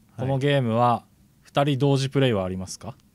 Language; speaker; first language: Japanese; native; Japanese